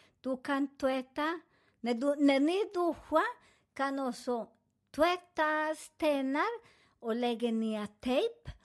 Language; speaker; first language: Swedish; non-native, learner; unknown